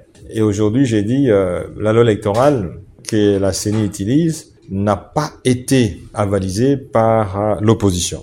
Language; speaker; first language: French; non-native, local second language; Swahili